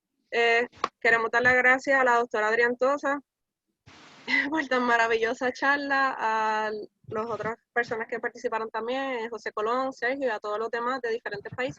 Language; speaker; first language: Spanish; native; Spanish